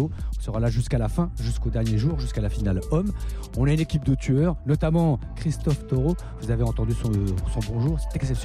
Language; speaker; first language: French; native; French